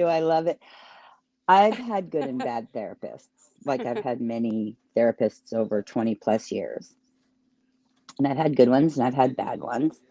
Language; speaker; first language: English; native; English